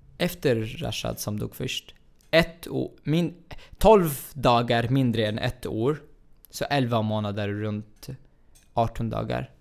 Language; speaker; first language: Swedish; non-native, fluent; Arabic